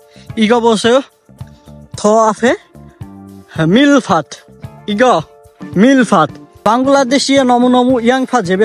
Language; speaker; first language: Korean; non-native, learner; Bangla